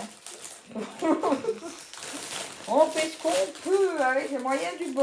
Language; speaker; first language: French; native; French